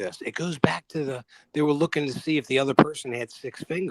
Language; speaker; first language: English; native; English